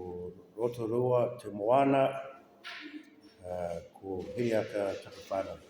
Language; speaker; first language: Māori; non-native, local second language; English